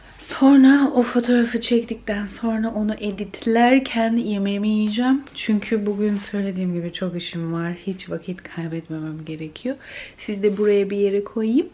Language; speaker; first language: Turkish; early bilingual, heritage; Turkish